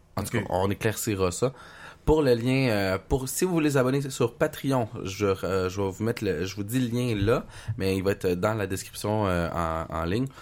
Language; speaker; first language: French; native; French